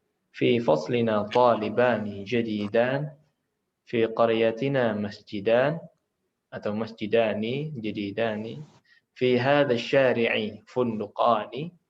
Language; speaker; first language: Arabic; non-native, fluent; Indonesian